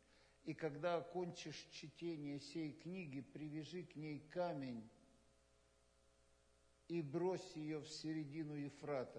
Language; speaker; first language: Russian; native; Russian